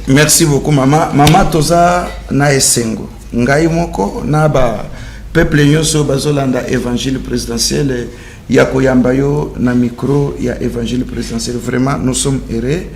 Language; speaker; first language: Lingala; native; Lingala